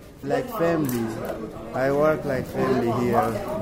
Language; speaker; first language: English; non-native, learner; Persian